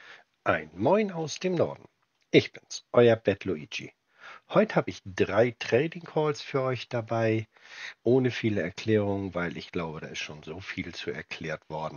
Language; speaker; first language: German; native; German